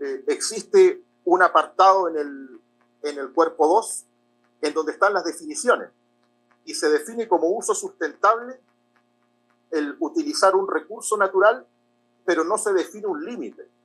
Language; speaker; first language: Spanish; native; Spanish